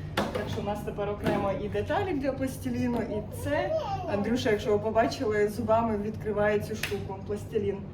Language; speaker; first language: Ukrainian; non-native, local second language; Russian